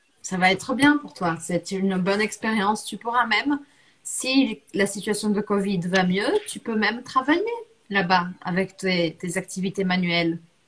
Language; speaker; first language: French; non-native, fluent; Portuguese